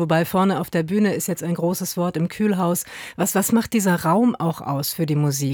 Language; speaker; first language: German; native; German